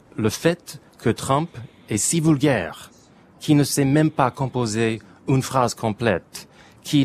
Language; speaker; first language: French; non-native, fluent; English